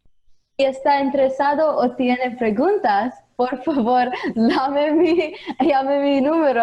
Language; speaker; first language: Spanish; non-native, learner; English